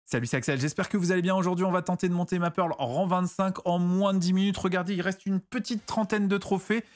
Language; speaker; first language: French; native; French